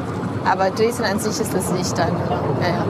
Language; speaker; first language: German; non-native, fluent; English